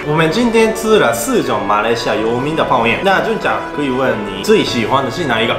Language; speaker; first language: Chinese; non-native, fluent; Japanese